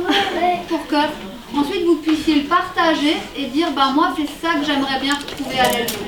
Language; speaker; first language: French; native; French